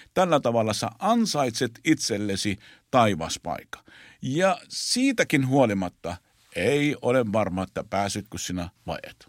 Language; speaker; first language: Finnish; non-native, fluent; Arabic